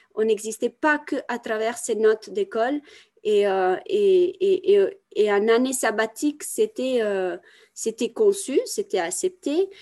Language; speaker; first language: French; non-native, fluent; Italian